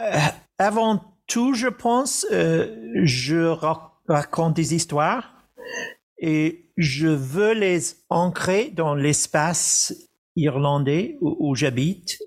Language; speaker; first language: French; non-native, fluent; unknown